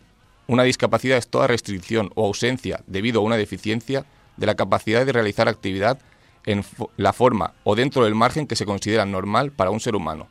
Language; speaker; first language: Spanish; native; Spanish